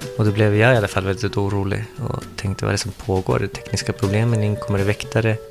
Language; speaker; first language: Swedish; early bilingual, other home language; Spanish